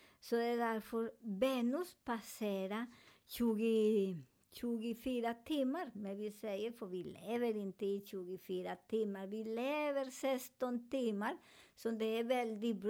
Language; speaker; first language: Swedish; non-native, learner; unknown